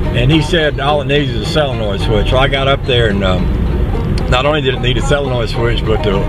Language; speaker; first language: English; native; English